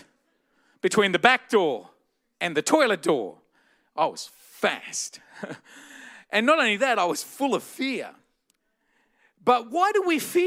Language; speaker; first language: English; native; English